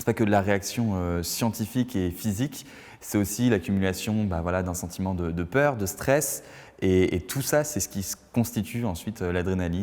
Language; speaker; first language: French; native; French